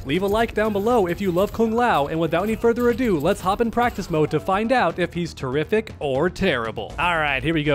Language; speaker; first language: English; native; English